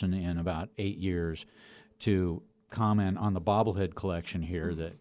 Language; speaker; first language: English; native; English